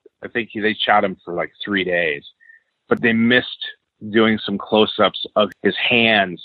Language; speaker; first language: English; native; English